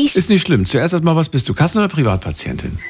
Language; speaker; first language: German; native; German